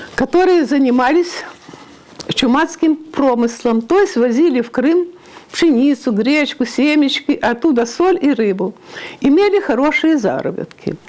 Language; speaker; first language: Russian; non-native, local second language; Ukrainian